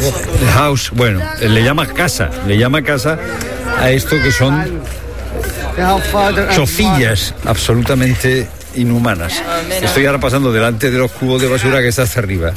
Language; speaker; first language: Spanish; native; Spanish